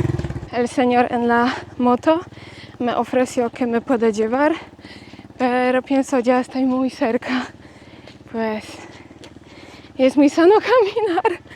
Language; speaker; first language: Spanish; non-native, fluent; Polish